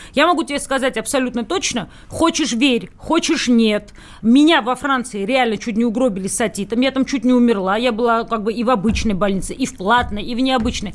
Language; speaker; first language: Russian; native; Russian